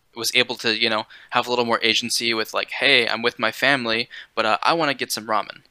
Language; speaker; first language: English; native; English